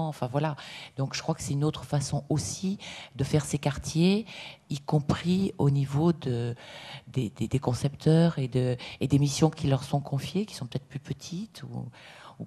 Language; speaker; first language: French; native; French